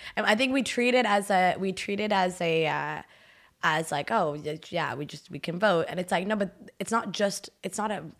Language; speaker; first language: English; non-native, fluent; French